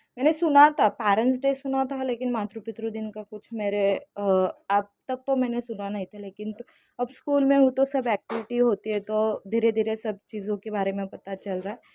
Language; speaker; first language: Hindi; non-native, local second language; Marathi